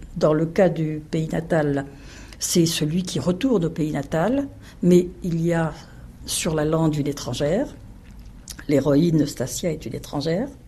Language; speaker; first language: French; native; French